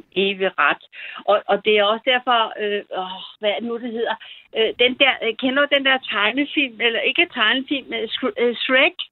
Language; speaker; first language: Danish; early bilingual, other home language; German